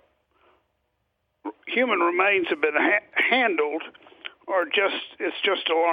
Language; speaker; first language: English; native; English